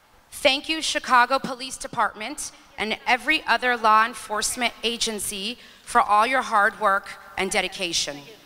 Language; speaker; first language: English; native; English